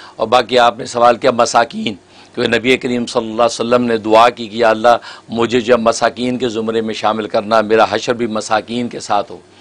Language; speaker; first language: Hindi; non-native, local second language; Kashmiri